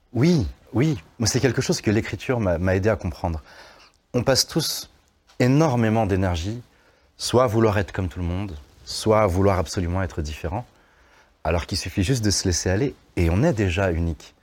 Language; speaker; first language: French; native; French